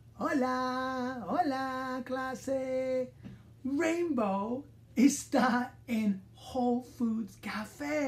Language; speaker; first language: Spanish; non-native, fluent; English